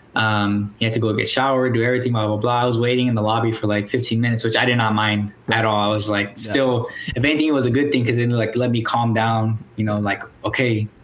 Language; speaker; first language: English; native; English